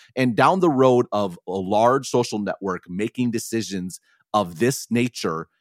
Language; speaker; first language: English; native; English